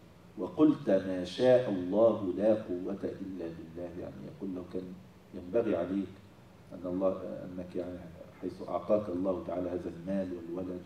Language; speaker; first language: Arabic; native; Arabic